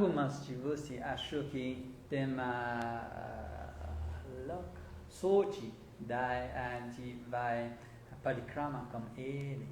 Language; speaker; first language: Portuguese; non-native, learner; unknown